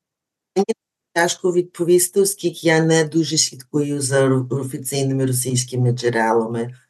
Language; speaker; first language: Ukrainian; early bilingual, heritage; Ukrainian